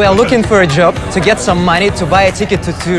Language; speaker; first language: English; non-native, fluent; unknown